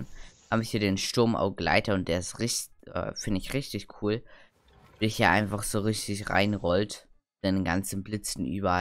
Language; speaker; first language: German; native; German